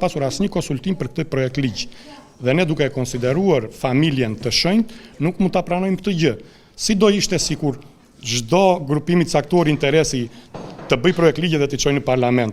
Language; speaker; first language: Albanian; native; Albanian